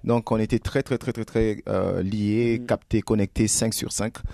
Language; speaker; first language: French; non-native, local second language; Lingala